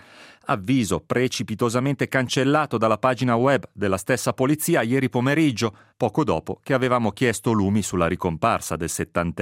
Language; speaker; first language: Italian; native; Italian